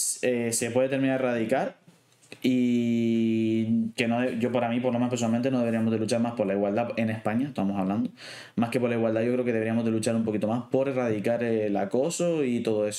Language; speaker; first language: Spanish; native; Spanish